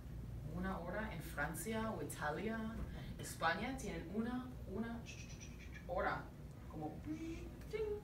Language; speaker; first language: Spanish; non-native, fluent; English